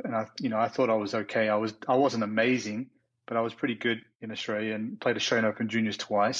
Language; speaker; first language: English; native; English